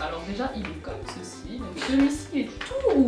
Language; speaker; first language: French; native; French